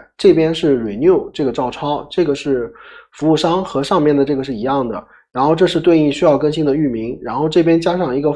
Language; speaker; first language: Chinese; native; Chinese